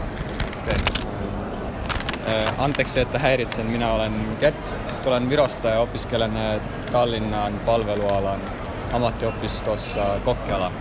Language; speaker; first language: Finnish; non-native, learner; Estonian